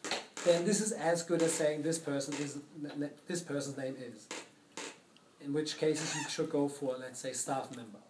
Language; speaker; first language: English; non-native, fluent; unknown